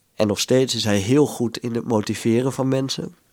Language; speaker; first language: Dutch; native; Dutch